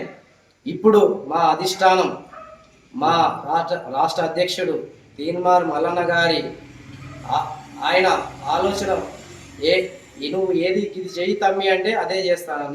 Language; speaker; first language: Telugu; native; Telugu